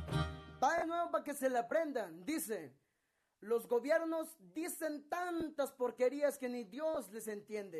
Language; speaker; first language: Spanish; native; Spanish